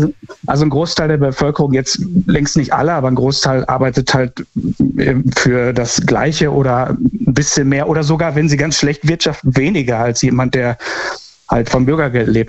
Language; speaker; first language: German; native; German